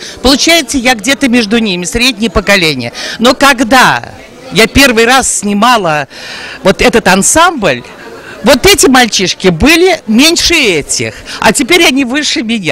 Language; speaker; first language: Russian; native; Russian